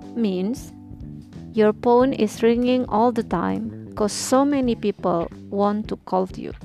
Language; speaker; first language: English; non-native, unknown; Indonesian